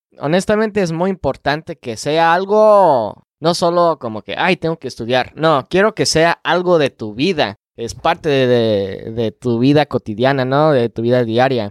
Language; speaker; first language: Spanish; non-native, fluent; English